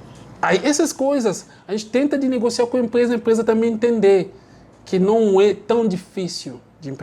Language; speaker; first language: Portuguese; non-native, learner; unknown